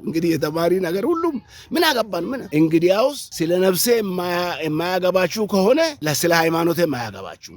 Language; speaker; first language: Amharic; non-native, local second language; Oromo